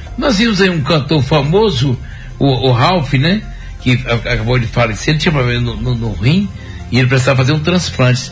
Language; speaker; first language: Portuguese; native; Portuguese